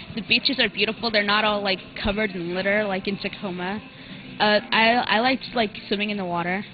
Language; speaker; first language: English; native; English